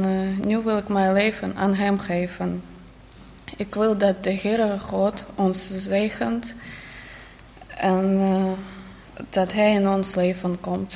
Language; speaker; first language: Dutch; non-native, learner; Russian